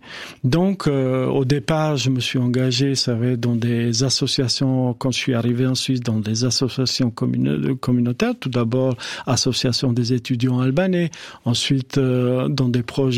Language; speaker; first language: French; non-native, fluent; Albanian